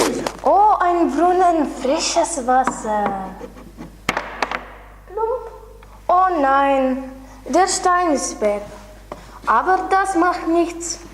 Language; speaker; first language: German; non-native, learner; Lithuanian